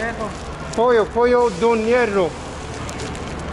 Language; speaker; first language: Spanish; non-native, learner; English